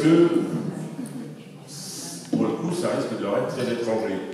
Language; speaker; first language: French; native; French